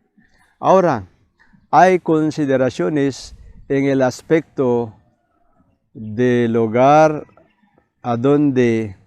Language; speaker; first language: Spanish; non-native, fluent; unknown